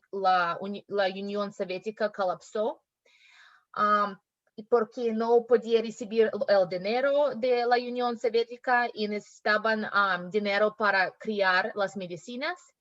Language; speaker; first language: Spanish; non-native, learner; English